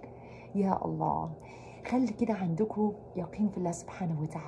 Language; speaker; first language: Arabic; native; Arabic